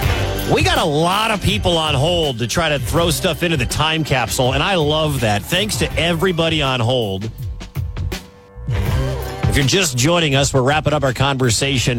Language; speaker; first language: English; native; English